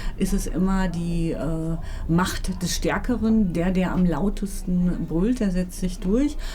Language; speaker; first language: German; native; German